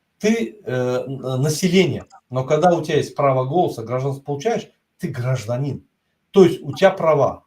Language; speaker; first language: Russian; non-native, local second language; Turkmen